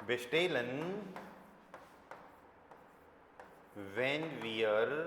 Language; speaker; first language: German; non-native, fluent; Hindi